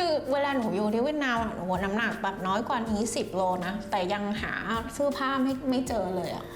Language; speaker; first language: Thai; non-native, fluent; Vietnamese